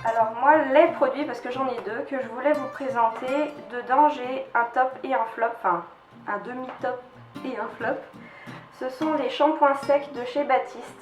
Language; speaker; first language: French; native; French